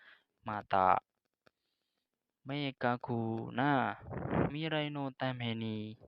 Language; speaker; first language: Japanese; non-native, learner; Indonesian